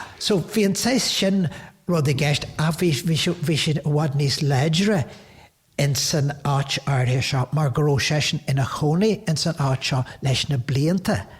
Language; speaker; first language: Irish; native; Irish